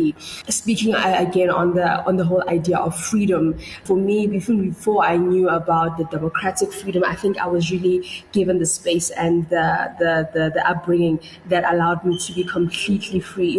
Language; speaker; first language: English; non-native, local second language; Tswana